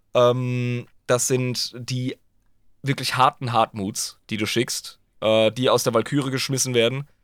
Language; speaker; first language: German; native; German